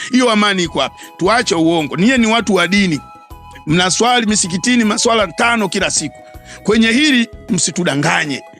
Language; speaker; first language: Swahili; native; Swahili